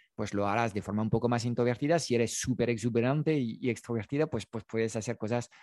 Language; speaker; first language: Spanish; non-native, fluent; French